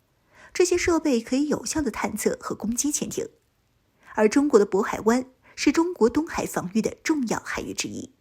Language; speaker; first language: Chinese; native; Chinese